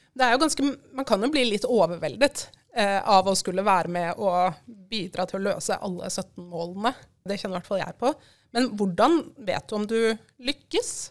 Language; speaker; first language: Norwegian; native; Norwegian